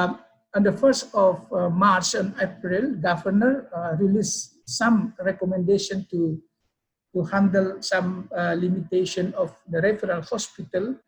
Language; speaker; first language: English; non-native, fluent; Indonesian